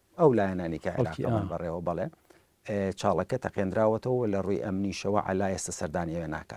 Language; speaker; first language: Central Kurdish; early bilingual, heritage; Central Kurdish